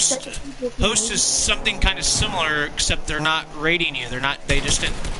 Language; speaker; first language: English; native; English